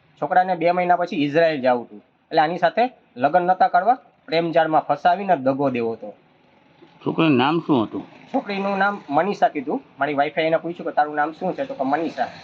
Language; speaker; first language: Gujarati; native; Gujarati